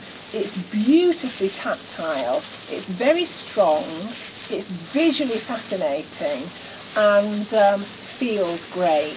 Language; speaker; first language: English; native; English